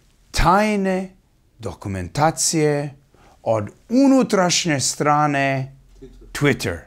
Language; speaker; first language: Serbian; early bilingual, heritage; English